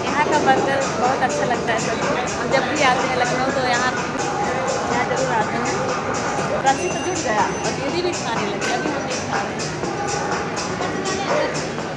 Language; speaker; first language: Hindi; native; Hindi